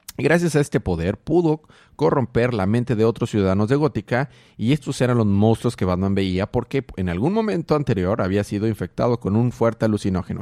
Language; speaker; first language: Spanish; native; Spanish